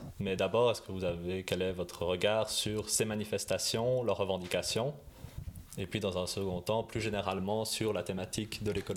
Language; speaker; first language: French; native; French